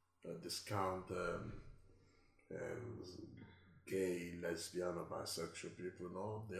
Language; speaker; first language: English; non-native, local second language; Igbo